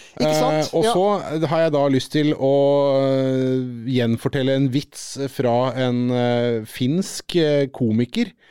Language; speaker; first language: Norwegian; native; Norwegian